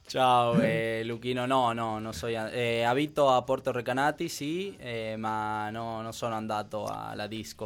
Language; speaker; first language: Italian; non-native, learner; Spanish